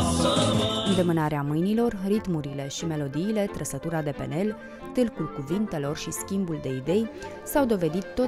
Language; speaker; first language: Romanian; native; Romanian